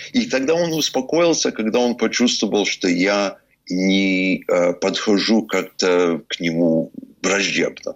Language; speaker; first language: Russian; early bilingual, heritage; Russian